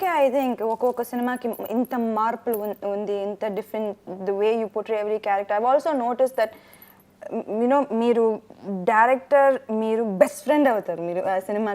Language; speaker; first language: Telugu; non-native, fluent; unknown